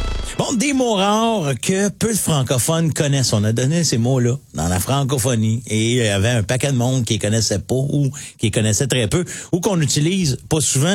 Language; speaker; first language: French; native; French